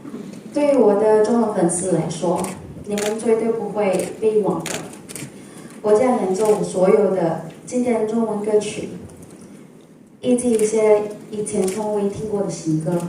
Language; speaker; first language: Chinese; non-native, local second language; Malay